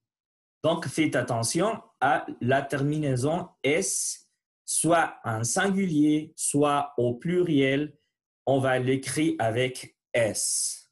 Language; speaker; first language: French; non-native, learner; Spanish